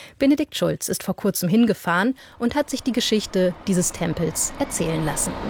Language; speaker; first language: German; native; German